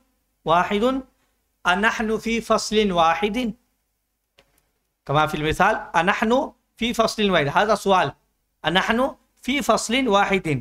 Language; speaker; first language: Arabic; non-native, learner; Urdu